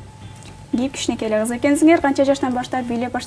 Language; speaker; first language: Kyrgyz; native; Kyrgyz